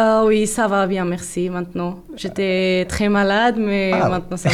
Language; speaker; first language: French; non-native, learner; Persian